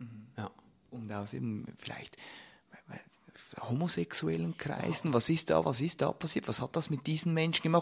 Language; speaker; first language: German; native; German